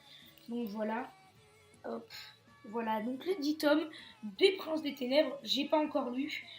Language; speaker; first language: French; native; French